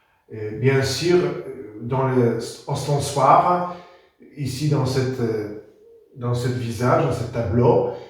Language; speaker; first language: French; non-native, fluent; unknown